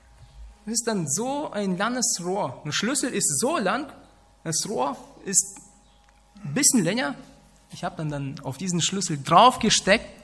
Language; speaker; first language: German; non-native, fluent; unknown